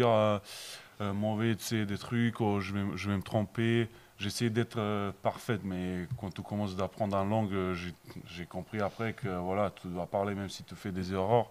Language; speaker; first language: French; non-native, learner; Bosnian